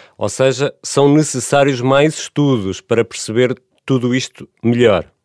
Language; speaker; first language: Spanish; non-native, learner; Portuguese